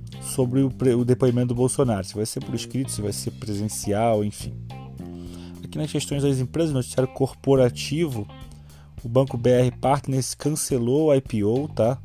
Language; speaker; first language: Portuguese; native; Portuguese